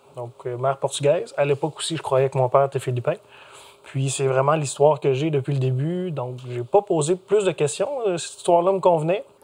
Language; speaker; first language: French; native; French